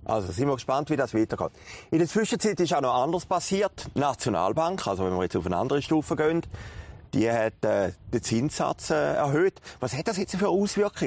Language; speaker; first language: German; native; German